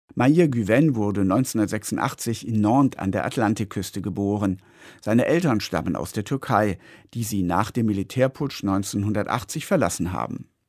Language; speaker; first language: German; native; German